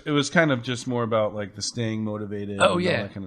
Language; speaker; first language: English; native; English